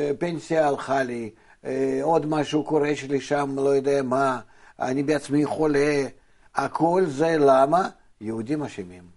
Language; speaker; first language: Hebrew; non-native, fluent; Russian